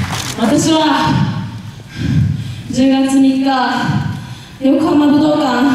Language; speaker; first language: Japanese; native; Japanese